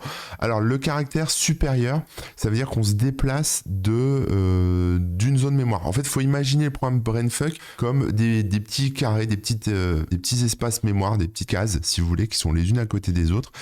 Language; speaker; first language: French; native; French